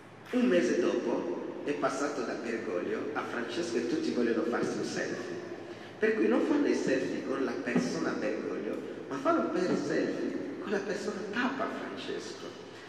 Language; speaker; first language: Italian; non-native, fluent; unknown